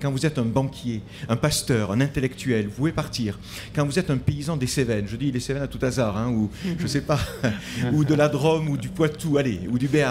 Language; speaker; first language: French; native; French